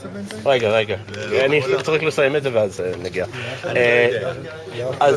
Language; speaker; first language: Hebrew; non-native, fluent; English